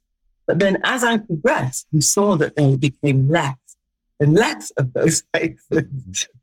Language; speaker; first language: English; native; English